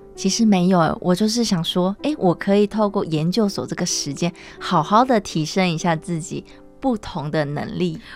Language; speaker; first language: Chinese; native; Chinese